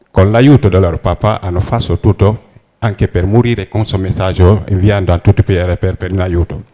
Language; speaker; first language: Italian; non-native, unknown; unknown